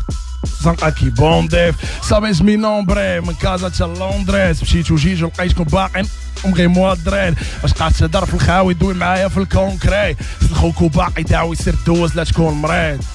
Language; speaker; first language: Arabic; native; Arabic